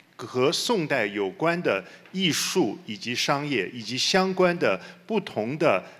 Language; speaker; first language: Chinese; native; Chinese